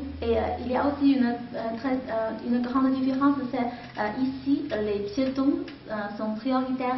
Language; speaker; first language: French; non-native, fluent; Chinese